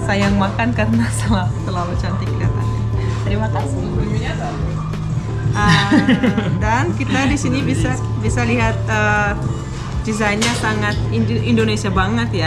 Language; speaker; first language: Indonesian; non-native, fluent; Russian